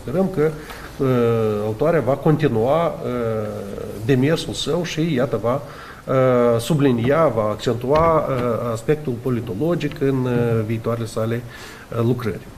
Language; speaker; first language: Romanian; native; Romanian